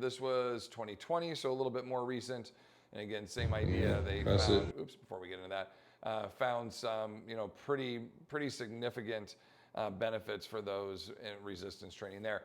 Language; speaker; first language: English; native; English